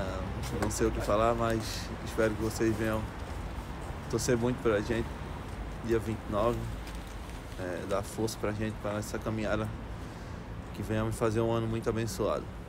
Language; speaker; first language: Portuguese; native; Portuguese